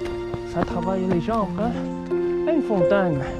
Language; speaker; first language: French; non-native, fluent; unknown